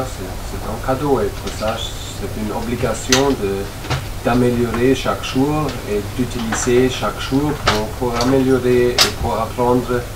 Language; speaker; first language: French; non-native, fluent; German